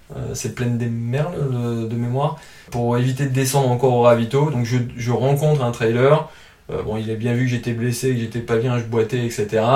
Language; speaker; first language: French; native; French